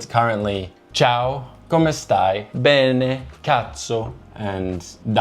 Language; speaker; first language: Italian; non-native, learner; English